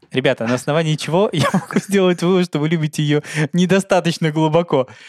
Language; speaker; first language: Russian; native; Russian